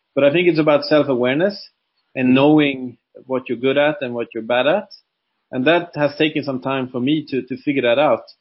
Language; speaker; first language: English; non-native, fluent; Swedish